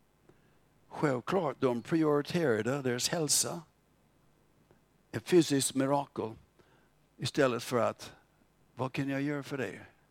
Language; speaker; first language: Swedish; non-native, fluent; English